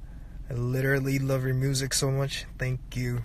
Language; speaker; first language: English; non-native, fluent; Korean